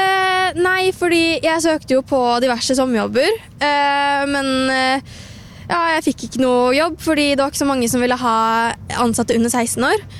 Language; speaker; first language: Norwegian; native; Norwegian